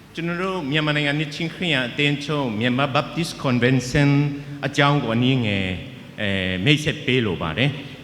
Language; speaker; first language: Burmese; non-native, local second language; Lahu